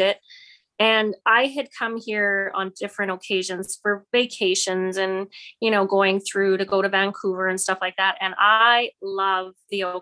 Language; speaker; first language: English; native; English